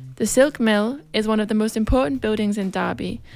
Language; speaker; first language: English; native; English